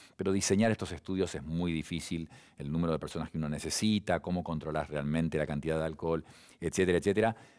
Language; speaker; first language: Spanish; native; Spanish